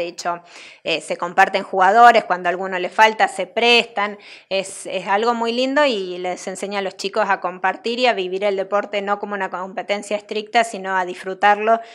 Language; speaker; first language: Spanish; native; Spanish